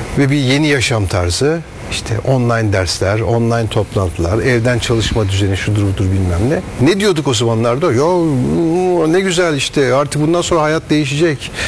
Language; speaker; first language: Turkish; native; Turkish